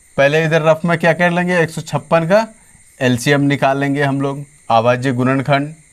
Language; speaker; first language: Hindi; native; Hindi